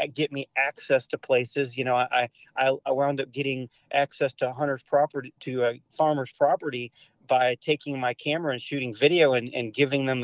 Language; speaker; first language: English; native; English